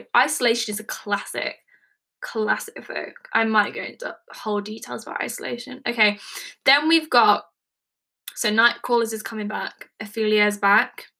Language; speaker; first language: English; native; English